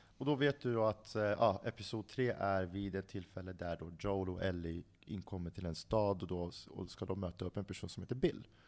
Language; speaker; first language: Swedish; early bilingual, other home language; Central Kurdish